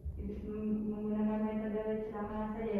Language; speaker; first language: Indonesian; native; Indonesian